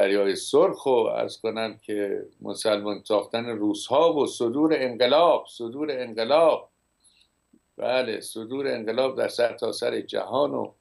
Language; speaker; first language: Persian; native; Persian